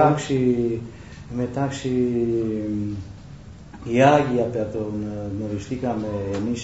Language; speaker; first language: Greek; non-native, learner; Romanian